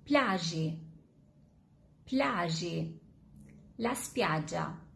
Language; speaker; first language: Italian; non-native, fluent; Albanian